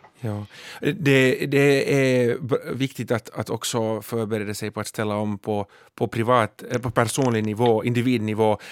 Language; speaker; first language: Swedish; native; Swedish